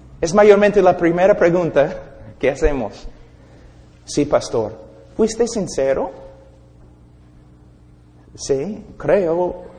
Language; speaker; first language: Spanish; non-native, fluent; English